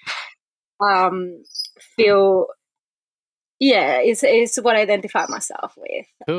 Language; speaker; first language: English; non-native, fluent; Spanish